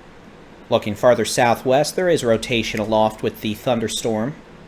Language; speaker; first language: English; native; English